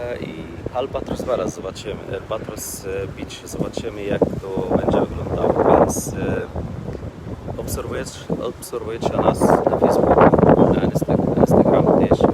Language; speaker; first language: Polish; non-native, learner; Arabic